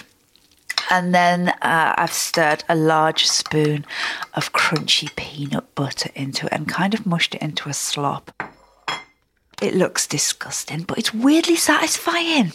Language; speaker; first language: English; native; English